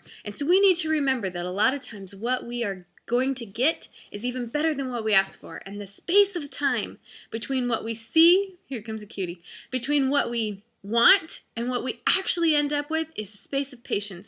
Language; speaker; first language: English; native; English